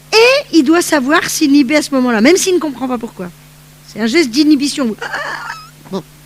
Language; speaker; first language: French; native; French